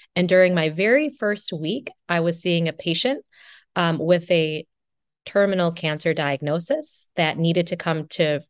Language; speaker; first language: English; native; English